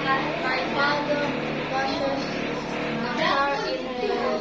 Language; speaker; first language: English; non-native, learner; Indonesian